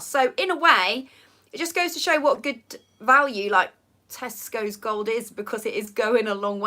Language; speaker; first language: English; native; English